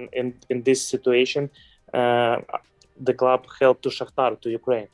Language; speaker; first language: English; non-native, fluent; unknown